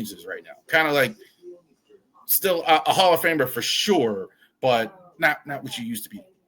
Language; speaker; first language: English; native; English